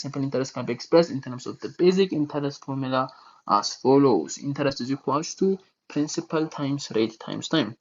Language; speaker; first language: English; non-native, local second language; Amharic